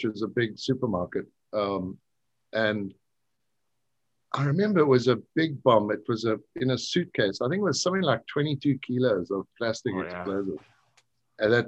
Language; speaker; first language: English; native; English